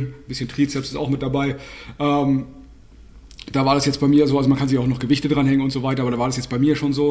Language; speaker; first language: German; native; German